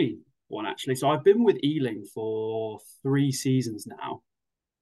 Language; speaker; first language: English; native; English